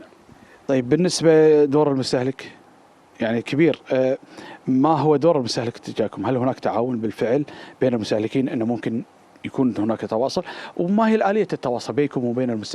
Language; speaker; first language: Arabic; native; Arabic